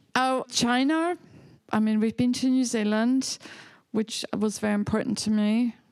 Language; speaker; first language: English; non-native, fluent; German